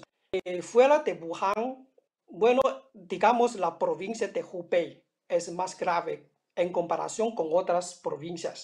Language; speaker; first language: Spanish; non-native, fluent; Chinese